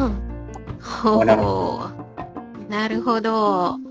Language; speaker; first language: Japanese; non-native, learner; Malay